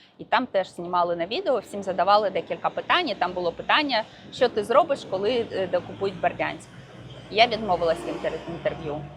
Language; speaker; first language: Ukrainian; non-native, local second language; Russian